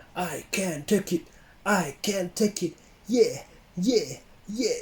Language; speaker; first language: English; non-native, fluent; Thai